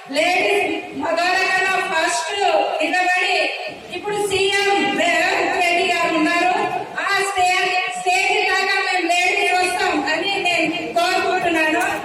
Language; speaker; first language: Telugu; non-native, local second language; Hindi